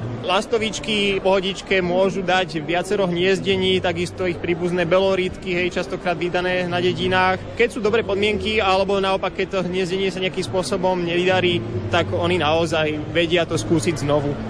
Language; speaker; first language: Slovak; native; Slovak